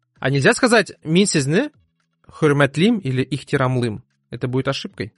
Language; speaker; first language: Russian; native; Russian